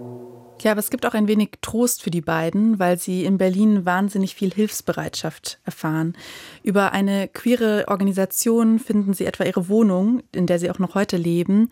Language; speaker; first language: German; native; German